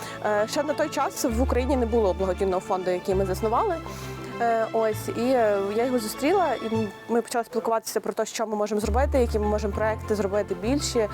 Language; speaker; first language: Ukrainian; native; Ukrainian